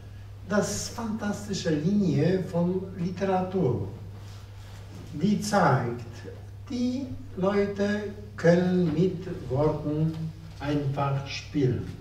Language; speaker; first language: German; non-native, fluent; Polish